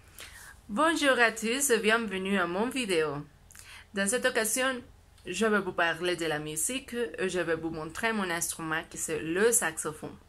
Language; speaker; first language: French; non-native, learner; Spanish